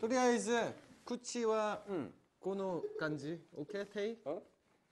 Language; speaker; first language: Japanese; non-native, learner; Korean